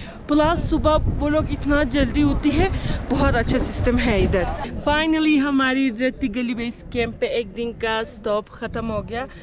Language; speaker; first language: Urdu; non-native, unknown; Turkish